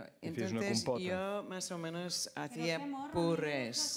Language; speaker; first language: Spanish; non-native, fluent; English